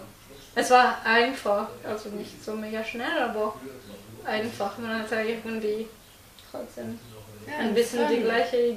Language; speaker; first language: German; non-native, local second language; French